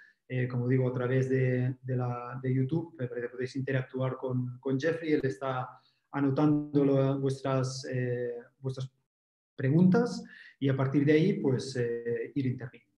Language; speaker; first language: Spanish; native; Spanish